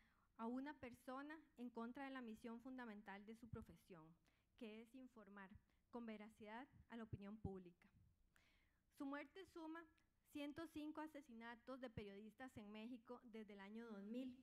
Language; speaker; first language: Spanish; native; Spanish